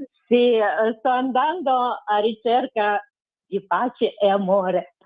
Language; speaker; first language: Italian; non-native, fluent; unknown